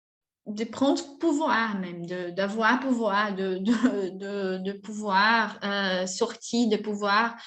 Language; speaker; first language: French; non-native, fluent; Portuguese